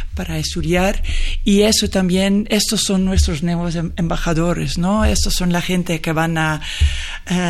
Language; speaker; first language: Spanish; non-native, fluent; Dutch